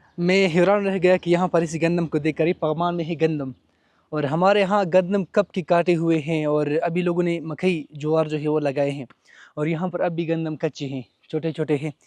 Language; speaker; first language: Urdu; non-native, local second language; Pashto